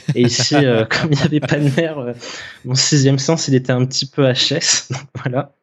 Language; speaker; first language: French; native; French